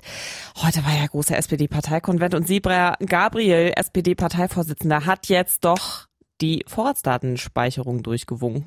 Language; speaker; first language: German; native; German